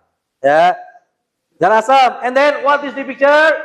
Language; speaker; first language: English; non-native, learner; Indonesian